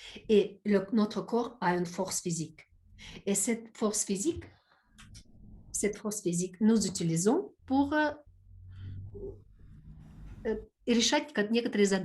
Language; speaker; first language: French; non-native, learner; Russian